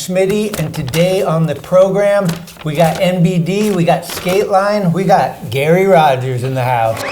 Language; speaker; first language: English; native; English